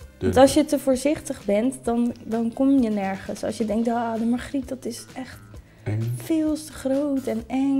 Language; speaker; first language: Dutch; native; Dutch